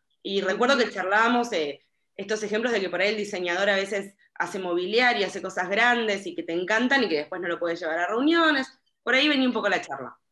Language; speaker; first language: Spanish; native; Spanish